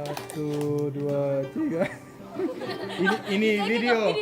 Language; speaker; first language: Indonesian; non-native, learner; Danish